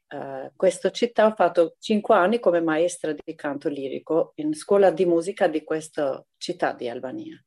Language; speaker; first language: Italian; non-native, fluent; Albanian